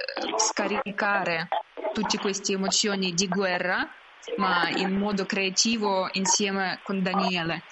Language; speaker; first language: Italian; non-native, learner; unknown